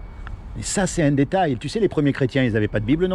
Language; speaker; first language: French; native; French